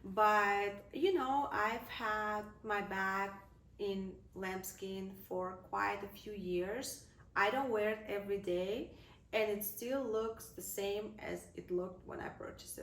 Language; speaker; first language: English; non-native, fluent; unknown